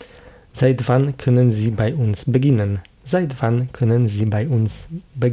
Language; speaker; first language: German; non-native, fluent; Polish